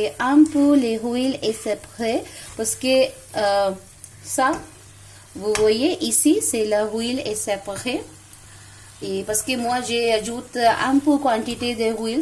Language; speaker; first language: French; non-native, learner; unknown